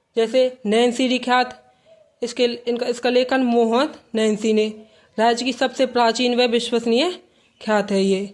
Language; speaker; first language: Hindi; native; Hindi